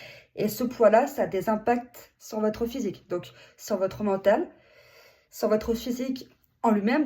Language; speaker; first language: French; native; French